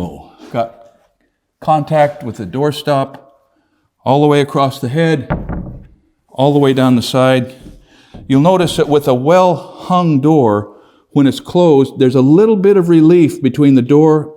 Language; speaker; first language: English; native; English